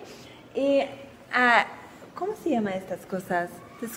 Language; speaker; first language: Spanish; non-native, fluent; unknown